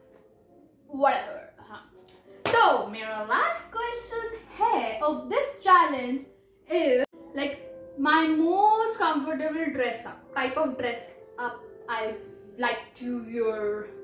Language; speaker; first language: English; non-native, local second language; Hindi